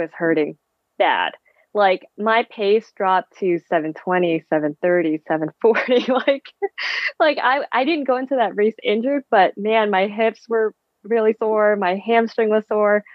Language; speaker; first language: English; early bilingual, other home language; Vietnamese